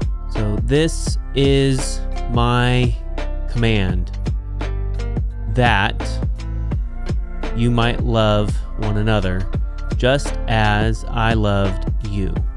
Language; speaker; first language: English; native; English